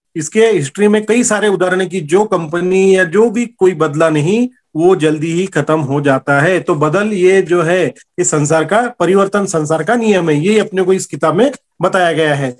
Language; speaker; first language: Hindi; non-native, local second language; Marathi